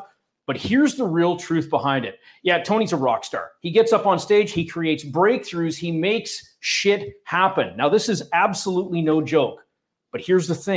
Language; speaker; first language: English; native; English